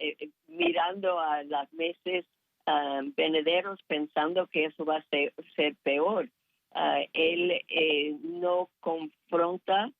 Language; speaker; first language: Spanish; non-native, fluent; English